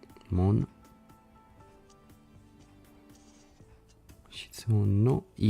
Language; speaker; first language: Japanese; non-native, learner; English